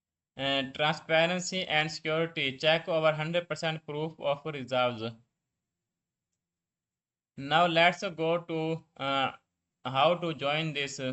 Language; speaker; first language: English; non-native, learner; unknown